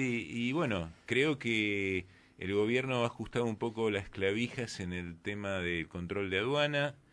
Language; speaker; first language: Spanish; native; Spanish